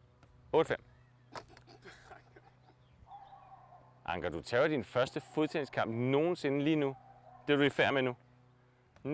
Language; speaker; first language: Danish; native; Danish